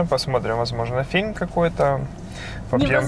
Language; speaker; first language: Russian; native; Russian